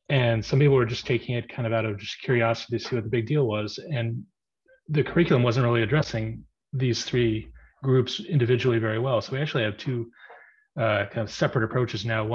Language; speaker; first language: English; native; English